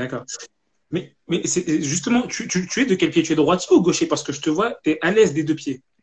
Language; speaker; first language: French; native; French